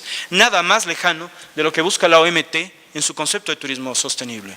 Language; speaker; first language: Spanish; native; Spanish